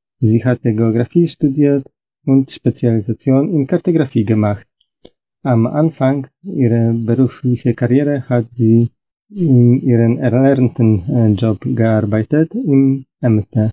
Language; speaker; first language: German; non-native, fluent; Polish